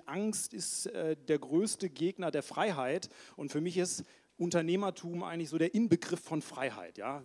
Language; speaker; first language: German; native; German